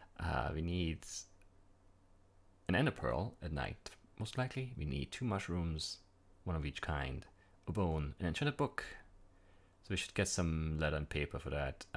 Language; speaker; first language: English; native; English